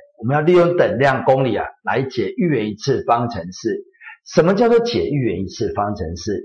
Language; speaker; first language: Chinese; native; Chinese